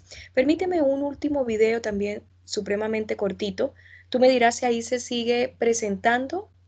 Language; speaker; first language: Spanish; native; Spanish